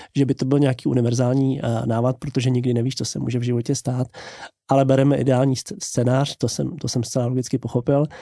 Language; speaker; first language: Czech; native; Czech